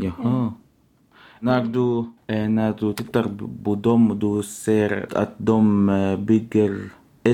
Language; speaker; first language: Swedish; non-native, learner; Arabic